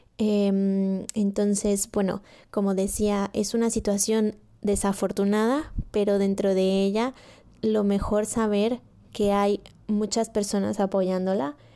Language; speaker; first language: Spanish; native; Spanish